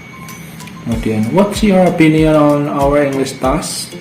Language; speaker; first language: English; non-native, fluent; Indonesian